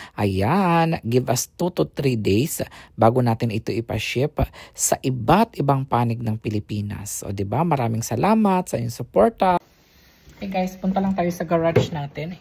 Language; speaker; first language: Filipino; non-native, local second language; Cebuano